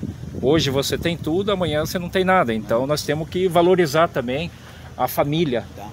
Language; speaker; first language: Portuguese; native; Portuguese